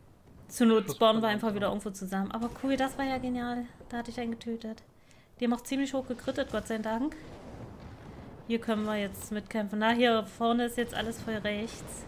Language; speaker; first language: German; native; German